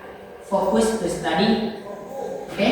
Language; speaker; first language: English; non-native, fluent; Indonesian